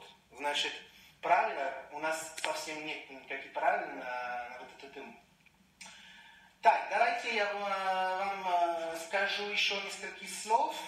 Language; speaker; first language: Russian; non-native, learner; French